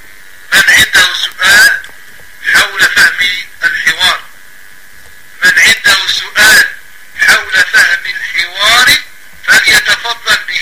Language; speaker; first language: Arabic; non-native, fluent; French